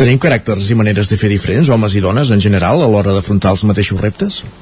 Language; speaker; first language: Catalan; native; Catalan